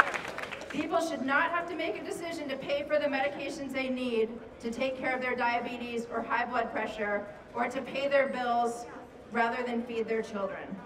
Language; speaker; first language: English; native; English